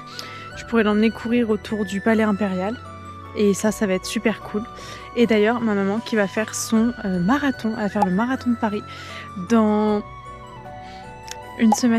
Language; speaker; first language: French; native; French